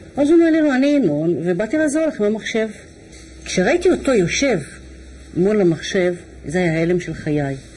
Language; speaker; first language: Hebrew; native; Hebrew